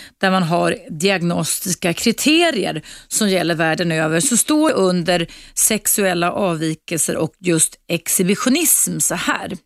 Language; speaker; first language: Swedish; native; Swedish